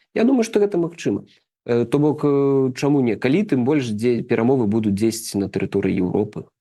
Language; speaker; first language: Belarusian; native; Belarusian